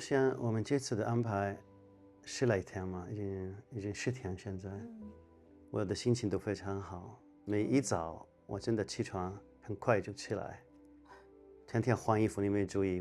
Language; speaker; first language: Chinese; non-native, fluent; Arabic